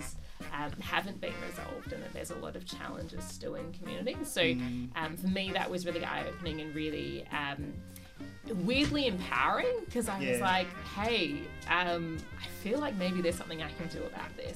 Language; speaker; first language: English; native; English